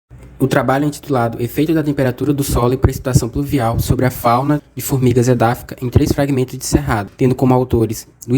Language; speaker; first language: Portuguese; native; Portuguese